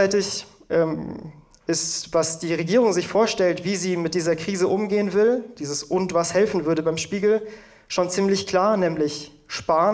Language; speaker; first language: German; native; German